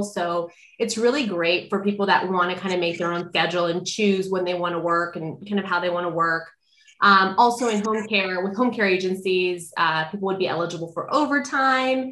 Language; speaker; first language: English; native; English